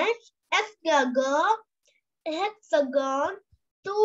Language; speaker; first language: French; non-native, learner; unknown